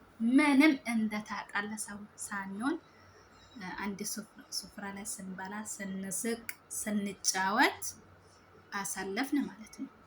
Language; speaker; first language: Amharic; native; Amharic